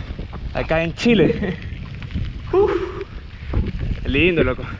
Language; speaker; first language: Spanish; native; Spanish